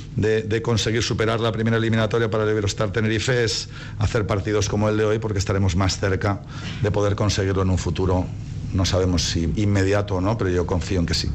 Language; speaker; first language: Spanish; native; Spanish